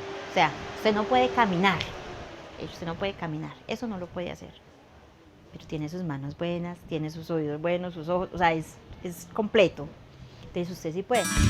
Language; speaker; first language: Spanish; native; Spanish